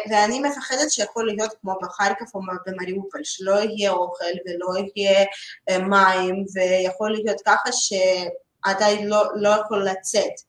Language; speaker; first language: Hebrew; non-native, learner; Russian